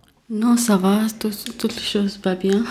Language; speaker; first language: French; non-native, learner; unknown